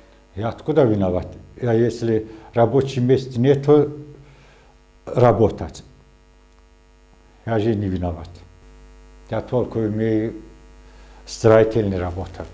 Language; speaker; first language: Russian; non-native, learner; Azerbaijani